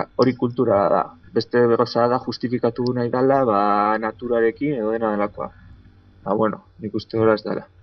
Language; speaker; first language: Basque; non-native, local second language; Spanish